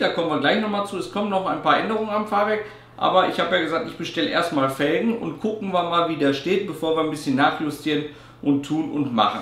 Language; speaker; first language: German; native; German